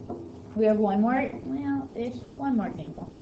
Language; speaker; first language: English; native; English